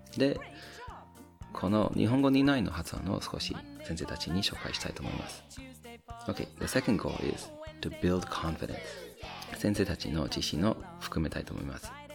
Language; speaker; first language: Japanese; non-native, fluent; English